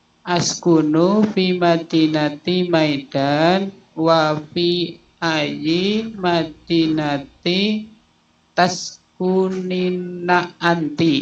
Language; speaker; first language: Arabic; non-native, learner; Indonesian